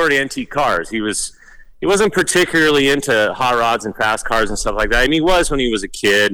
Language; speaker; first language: English; native; English